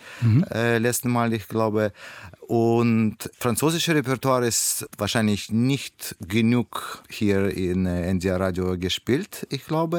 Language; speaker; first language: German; non-native, learner; Russian